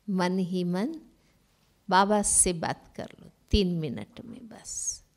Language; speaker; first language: Hindi; non-native, local second language; Gujarati